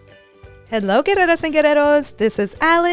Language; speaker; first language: English; early bilingual, other home language; Spanish